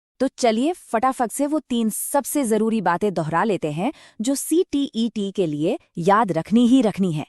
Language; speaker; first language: Hindi; native; Hindi